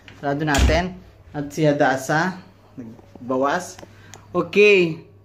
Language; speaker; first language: Filipino; native; Filipino